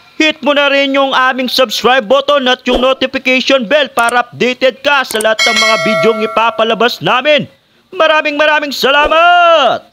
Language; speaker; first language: Filipino; non-native, local second language; Pampanga